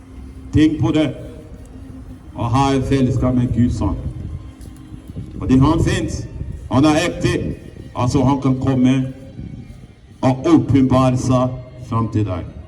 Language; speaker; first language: Norwegian; non-native, fluent; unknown